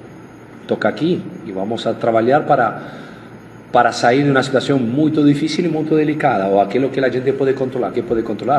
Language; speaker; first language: Portuguese; non-native, fluent; Spanish